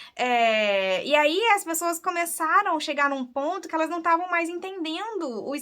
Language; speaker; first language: Portuguese; native; Portuguese